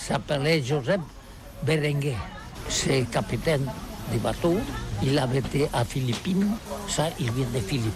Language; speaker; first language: French; non-native, learner; Catalan